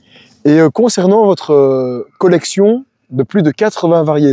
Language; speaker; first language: French; native; French